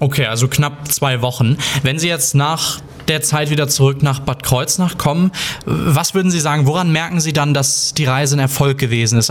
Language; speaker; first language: German; native; German